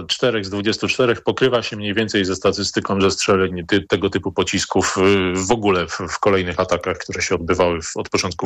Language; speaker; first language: Polish; native; Polish